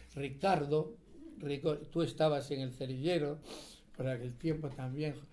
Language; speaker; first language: Spanish; native; Spanish